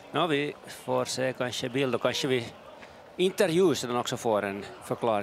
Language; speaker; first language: Swedish; native; Swedish